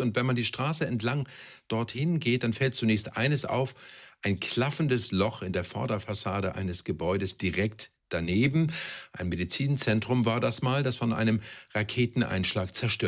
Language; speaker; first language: German; native; German